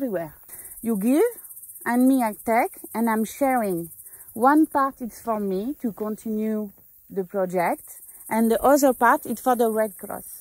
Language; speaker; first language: English; non-native, learner; French